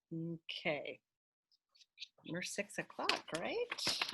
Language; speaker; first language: English; native; English